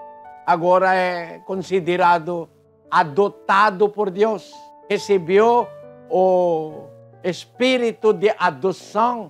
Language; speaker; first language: Portuguese; non-native, fluent; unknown